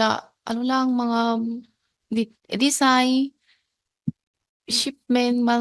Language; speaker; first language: Filipino; non-native, learner; Chinese